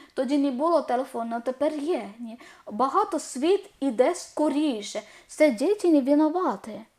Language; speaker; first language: Ukrainian; non-native, learner; Malayalam